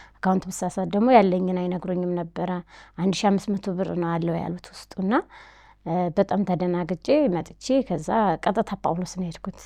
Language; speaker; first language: Amharic; native; Amharic